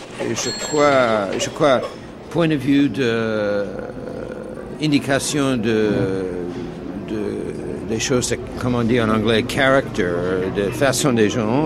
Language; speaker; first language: French; non-native, fluent; English